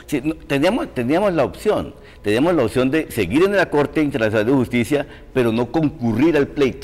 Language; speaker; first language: Spanish; native; Spanish